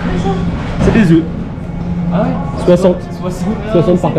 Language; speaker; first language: French; native; French